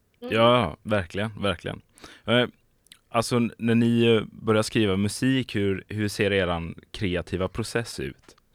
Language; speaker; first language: Swedish; native; Swedish